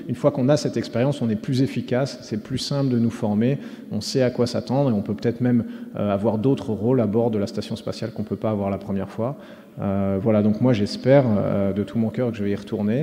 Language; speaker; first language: French; native; French